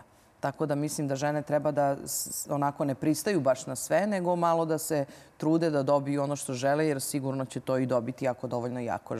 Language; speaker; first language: Serbian; native; Serbian